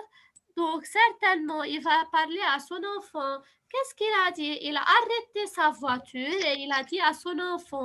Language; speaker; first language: French; non-native, fluent; Arabic